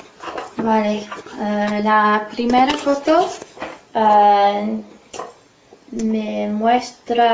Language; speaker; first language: Spanish; non-native, fluent; English